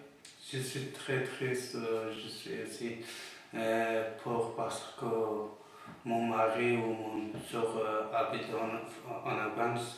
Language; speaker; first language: French; non-native, learner; Persian